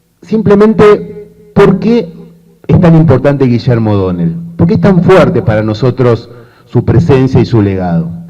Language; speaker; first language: Spanish; native; Spanish